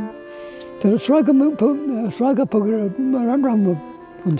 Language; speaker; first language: Nepali; non-native, learner; English